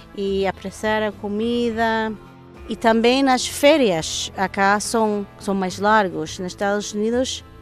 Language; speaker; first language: Portuguese; non-native, learner; English